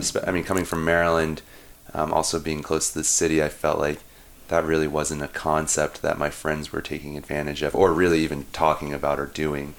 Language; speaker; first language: English; native; English